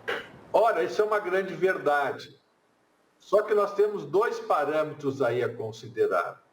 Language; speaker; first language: Portuguese; native; Portuguese